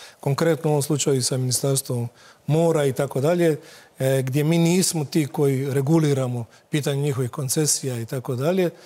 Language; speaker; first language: Croatian; native; Croatian